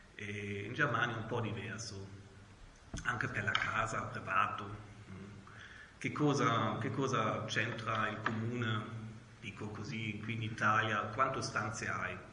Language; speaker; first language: Italian; non-native, learner; German